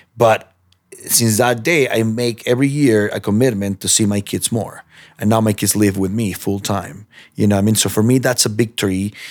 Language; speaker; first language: English; non-native, fluent; Spanish